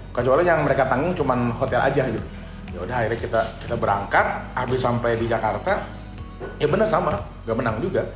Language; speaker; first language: Indonesian; non-native, local second language; Banjar